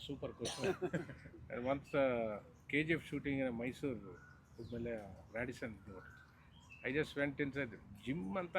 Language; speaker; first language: Kannada; non-native, learner; Telugu